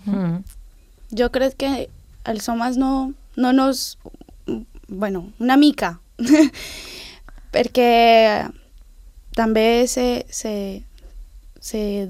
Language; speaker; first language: Catalan; non-native, learner; Spanish